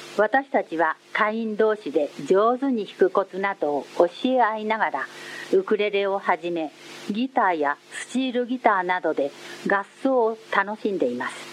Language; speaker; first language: Japanese; native; Japanese